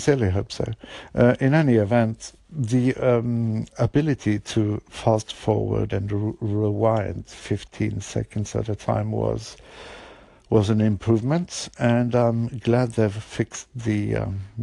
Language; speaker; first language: English; non-native, fluent; Norwegian